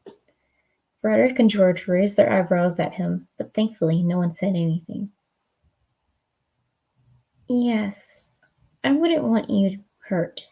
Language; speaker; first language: English; native; English